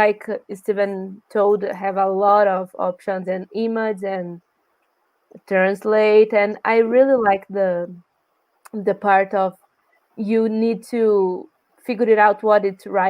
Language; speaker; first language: English; non-native, learner; Portuguese